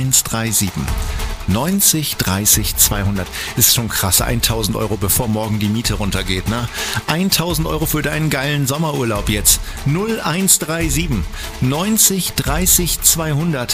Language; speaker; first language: German; native; German